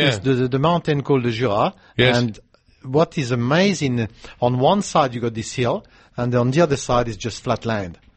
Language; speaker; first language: English; non-native, fluent; French